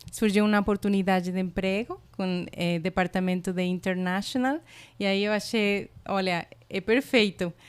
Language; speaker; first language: Portuguese; non-native, fluent; Spanish